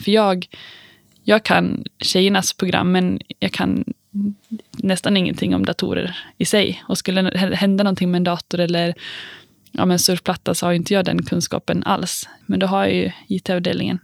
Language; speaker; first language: Swedish; native; Swedish